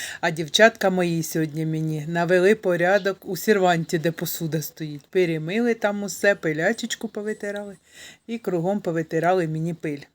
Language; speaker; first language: Ukrainian; native; Ukrainian